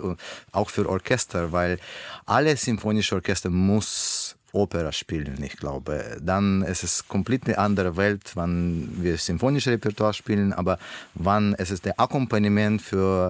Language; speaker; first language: German; non-native, learner; Russian